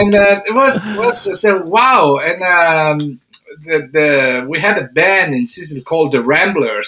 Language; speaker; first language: English; non-native, fluent; Italian